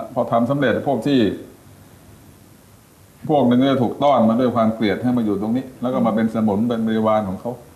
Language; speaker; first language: Thai; native; Thai